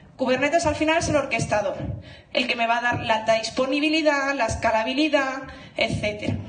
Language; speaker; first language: Spanish; native; Spanish